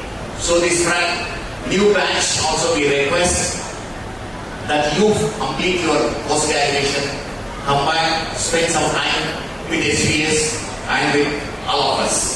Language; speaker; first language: English; non-native, local second language; Telugu